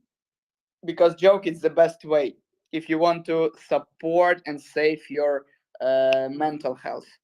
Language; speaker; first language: English; non-native, learner; Ukrainian